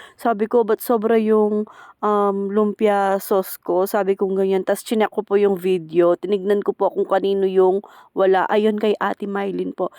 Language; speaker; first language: Filipino; native; Filipino